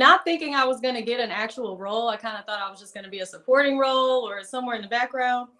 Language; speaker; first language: English; native; English